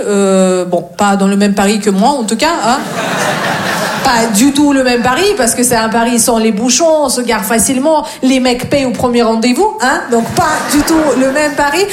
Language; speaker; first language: French; non-native, fluent; Russian